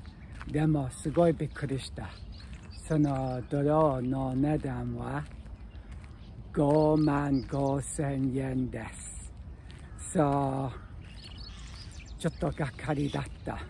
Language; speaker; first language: Japanese; non-native, learner; English